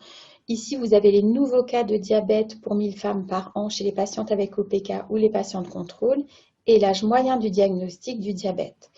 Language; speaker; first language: French; native; French